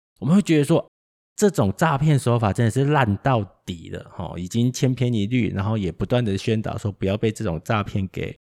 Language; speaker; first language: Chinese; native; Chinese